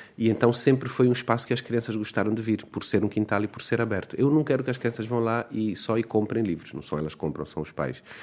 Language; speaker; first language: Portuguese; native; Portuguese